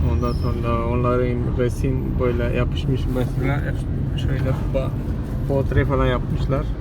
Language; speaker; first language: Turkish; non-native, fluent; Malayalam